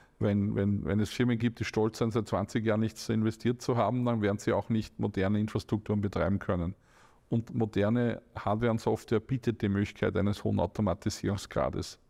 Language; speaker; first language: German; native; German